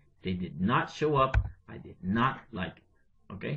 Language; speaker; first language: English; non-native, fluent; Spanish